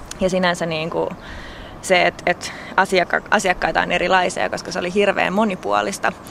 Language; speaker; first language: Finnish; native; Finnish